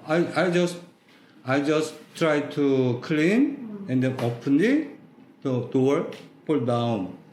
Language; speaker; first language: English; non-native, learner; Korean